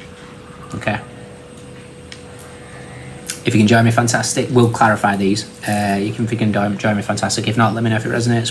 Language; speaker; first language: English; native; English